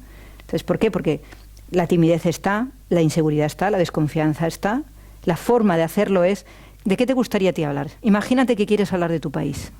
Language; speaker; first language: Spanish; native; Spanish